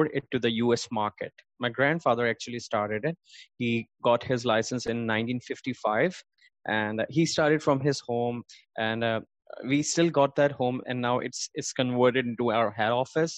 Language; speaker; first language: English; non-native, local second language; Urdu